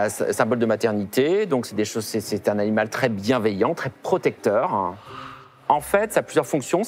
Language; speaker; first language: French; native; French